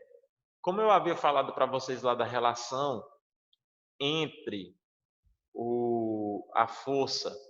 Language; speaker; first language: Portuguese; native; Portuguese